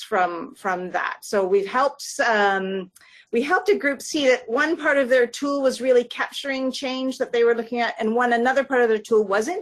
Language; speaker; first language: English; native; English